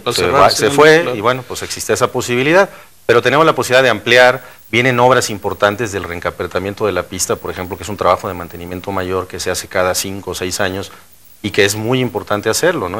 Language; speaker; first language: Spanish; native; Spanish